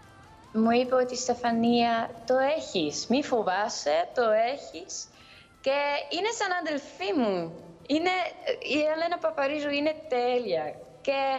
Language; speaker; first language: Greek; early bilingual, heritage; Greek